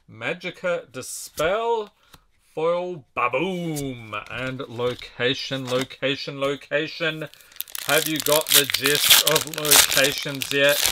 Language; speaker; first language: English; native; English